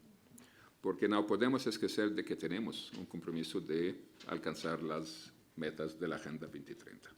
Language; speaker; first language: Spanish; non-native, fluent; Arabic